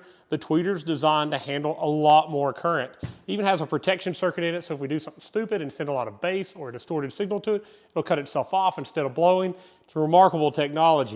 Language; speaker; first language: English; native; English